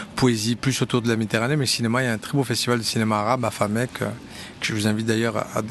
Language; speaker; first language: French; native; French